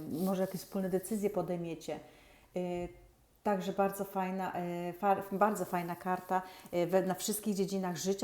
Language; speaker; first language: Polish; native; Polish